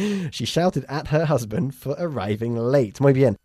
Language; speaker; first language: English; native; English